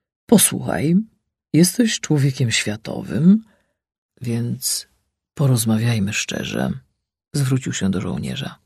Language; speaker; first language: Polish; native; Polish